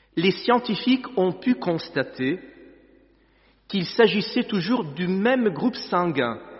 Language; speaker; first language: French; non-native, fluent; Italian